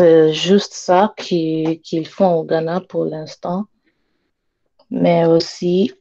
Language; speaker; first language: French; non-native, learner; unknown